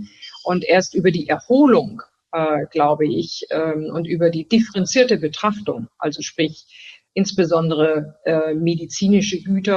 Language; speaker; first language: German; native; German